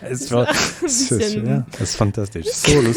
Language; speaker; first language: German; non-native, learner; French